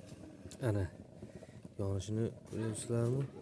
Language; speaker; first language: Uzbek; native; Uzbek